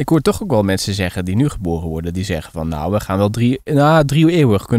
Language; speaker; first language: Dutch; native; Dutch